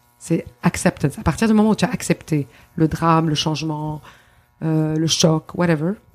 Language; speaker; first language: French; non-native, local second language; Arabic